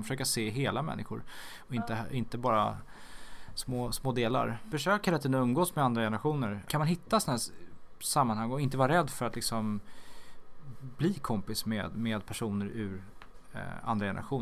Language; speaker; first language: Swedish; native; Swedish